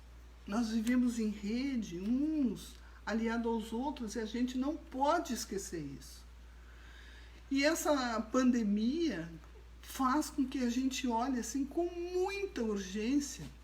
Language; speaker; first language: Portuguese; native; Portuguese